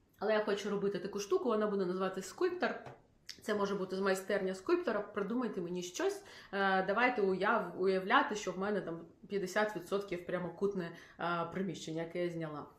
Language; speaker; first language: Ukrainian; non-native, local second language; Russian